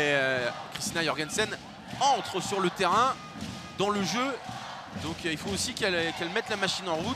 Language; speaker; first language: French; native; French